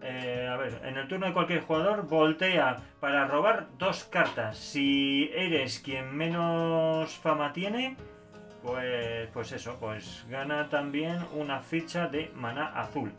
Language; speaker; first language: Spanish; native; Spanish